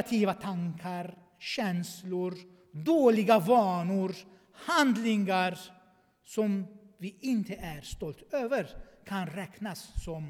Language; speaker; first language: Swedish; non-native, fluent; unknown